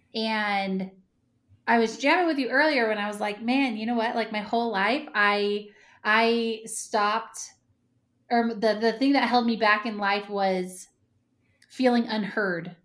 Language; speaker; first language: English; native; English